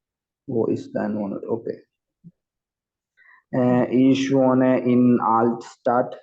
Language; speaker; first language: German; non-native, learner; Malayalam